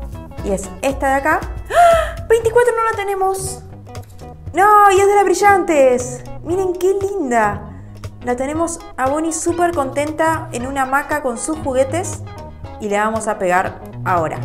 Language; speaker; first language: Spanish; native; Spanish